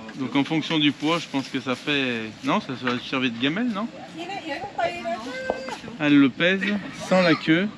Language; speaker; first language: French; native; French